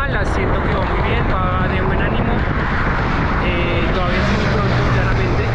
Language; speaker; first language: Spanish; native; Spanish